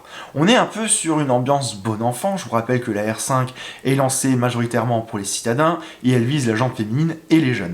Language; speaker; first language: French; native; French